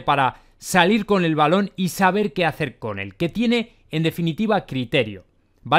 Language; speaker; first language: Spanish; native; Spanish